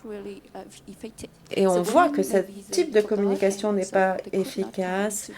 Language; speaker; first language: French; non-native, fluent; Vietnamese